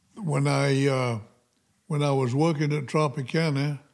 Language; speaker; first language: English; native; English